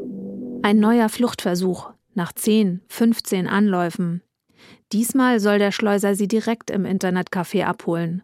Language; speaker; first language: German; native; German